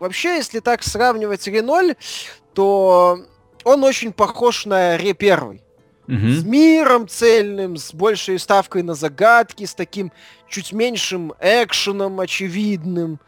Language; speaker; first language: Russian; native; Russian